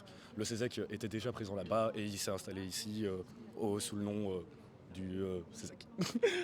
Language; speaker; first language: French; native; French